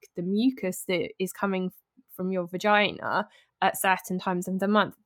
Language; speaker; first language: English; native; English